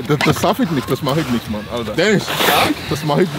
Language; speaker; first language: German; native; German